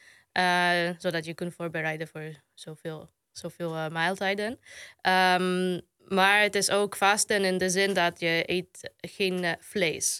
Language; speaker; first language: Dutch; non-native, fluent; Polish